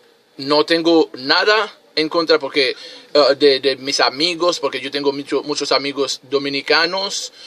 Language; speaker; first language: Spanish; non-native, fluent; Haitian Creole